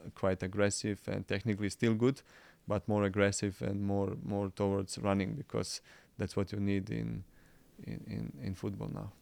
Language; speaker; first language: English; non-native, fluent; Croatian